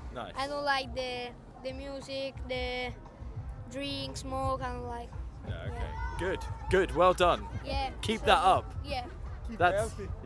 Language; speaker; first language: English; non-native, fluent; Italian